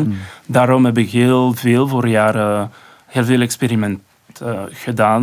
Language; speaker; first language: Dutch; non-native, local second language; French